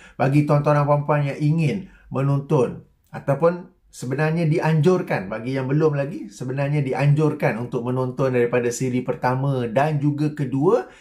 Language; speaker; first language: Malay; native; Malay